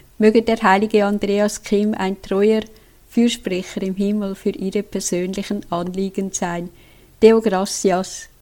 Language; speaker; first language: German; native; German